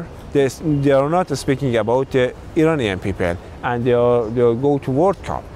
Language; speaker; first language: English; non-native, learner; Persian